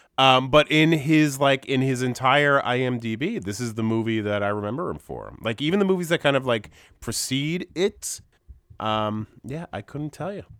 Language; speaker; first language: English; native; English